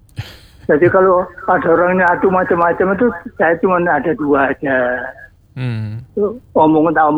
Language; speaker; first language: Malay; non-native, local second language; Javanese